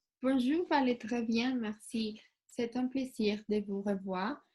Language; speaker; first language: French; non-native, learner; Spanish